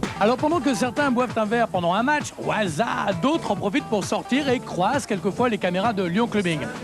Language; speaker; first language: French; native; French